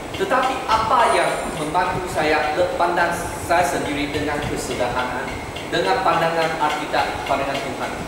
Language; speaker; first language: Malay; non-native, local second language; Chinese